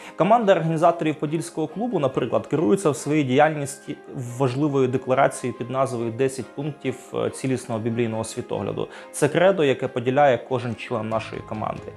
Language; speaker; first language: Ukrainian; native; Ukrainian